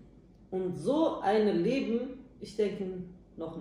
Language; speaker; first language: German; non-native, learner; Turkish